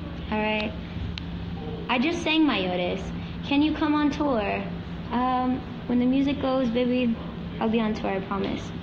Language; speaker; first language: English; early bilingual, other home language; Spanish